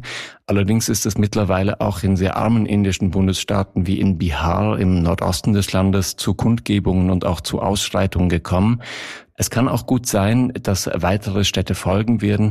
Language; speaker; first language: German; native; German